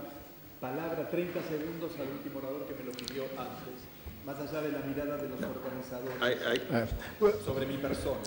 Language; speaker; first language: Spanish; native; Spanish